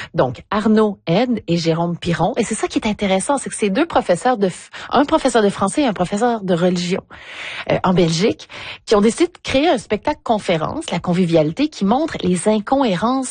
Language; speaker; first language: French; native; French